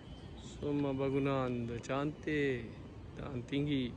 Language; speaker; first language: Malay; non-native, learner; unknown